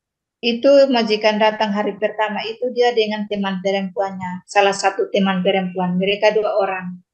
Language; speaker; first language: Indonesian; non-native, local second language; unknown